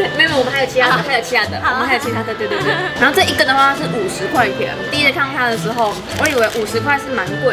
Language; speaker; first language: Chinese; native; Chinese